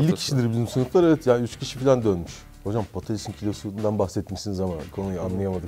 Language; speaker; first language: Turkish; native; Turkish